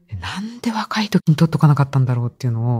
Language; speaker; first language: Japanese; native; Japanese